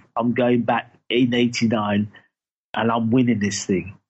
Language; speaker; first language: English; native; English